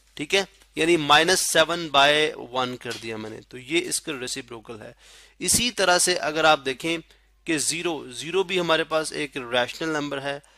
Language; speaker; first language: Urdu; non-native, local second language; Pashto